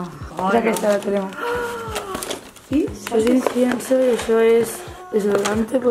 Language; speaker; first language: Spanish; native; Spanish